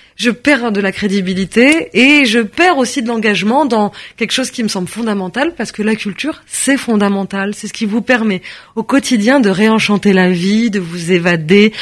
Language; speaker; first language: French; native; French